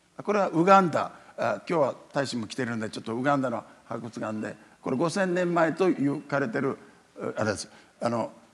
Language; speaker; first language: Japanese; native; Japanese